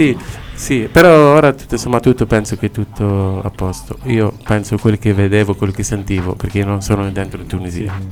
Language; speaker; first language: Italian; non-native, learner; Arabic